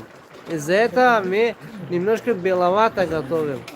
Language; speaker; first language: Russian; non-native, local second language; Tajik